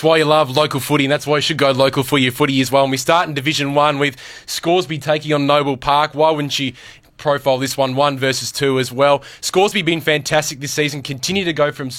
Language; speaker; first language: English; native; English